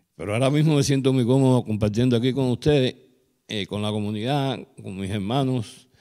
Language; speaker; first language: Spanish; native; Spanish